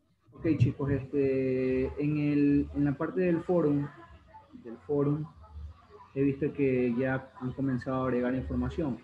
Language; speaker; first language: Spanish; native; Spanish